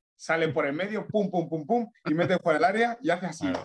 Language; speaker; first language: Spanish; native; Spanish